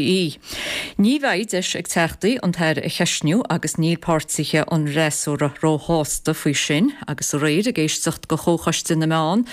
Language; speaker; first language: Irish; native; Irish